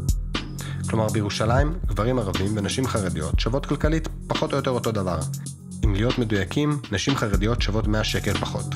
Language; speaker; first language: Hebrew; native; Hebrew